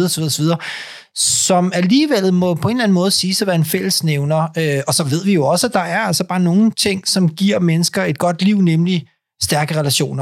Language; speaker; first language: Danish; native; Danish